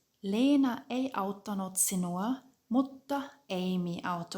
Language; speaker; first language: Finnish; non-native, fluent; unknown